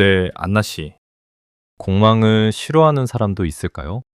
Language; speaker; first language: Korean; early bilingual, heritage; English